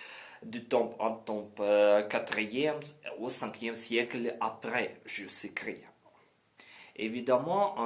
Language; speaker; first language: French; non-native, learner; Ukrainian